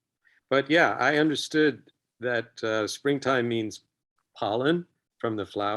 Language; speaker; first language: English; non-native, learner; Japanese